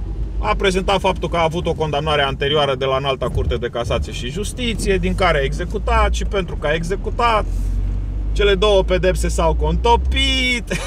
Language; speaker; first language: Romanian; native; Romanian